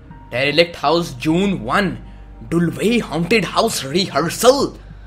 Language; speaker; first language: English; non-native, local second language; Punjabi